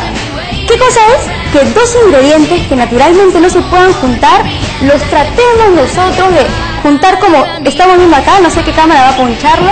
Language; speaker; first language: Spanish; native; Spanish